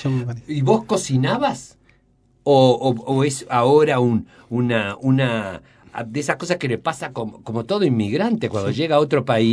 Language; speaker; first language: Spanish; native; Spanish